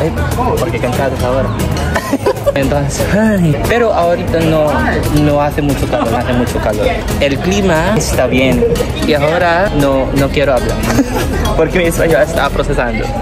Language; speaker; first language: Spanish; non-native, learner; Filipino